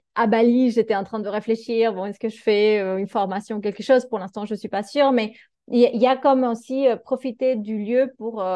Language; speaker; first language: French; non-native, fluent; Spanish